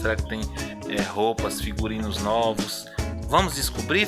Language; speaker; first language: Portuguese; native; Portuguese